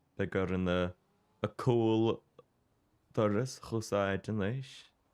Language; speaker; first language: Irish; native; Irish